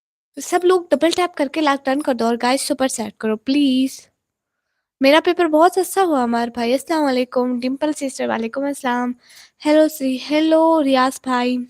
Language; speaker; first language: Hindi; non-native, local second language; Punjabi